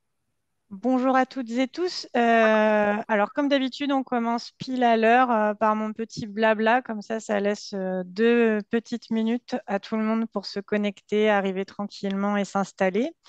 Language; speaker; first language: French; native; French